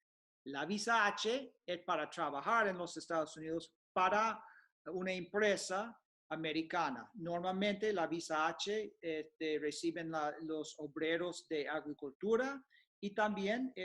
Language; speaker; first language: Spanish; non-native, fluent; English